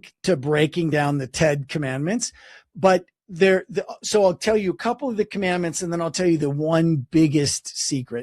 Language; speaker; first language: English; native; English